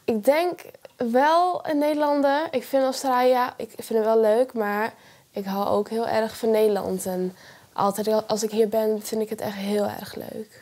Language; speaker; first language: Dutch; early bilingual, heritage; Dutch